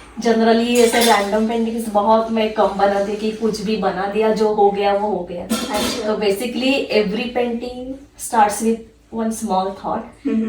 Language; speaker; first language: Hindi; non-native, local second language; Marathi